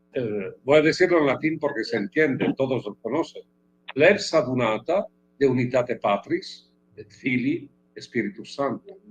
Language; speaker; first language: Spanish; non-native, fluent; Italian